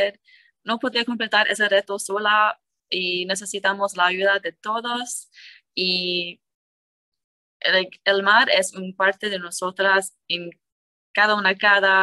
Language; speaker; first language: Spanish; non-native, learner; English